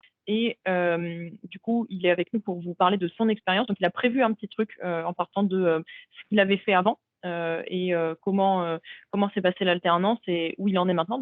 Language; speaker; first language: French; native; French